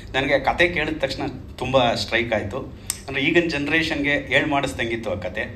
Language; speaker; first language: Kannada; native; Kannada